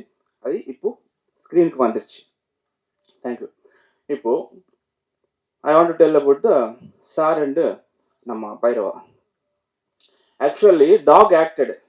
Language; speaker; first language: Tamil; non-native, learner; Telugu